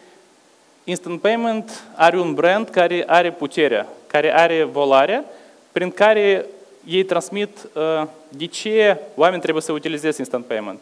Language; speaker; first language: Romanian; non-native, local second language; Russian